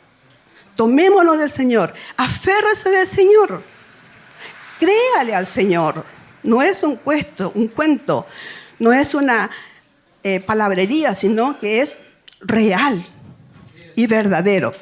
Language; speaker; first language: Spanish; native; Spanish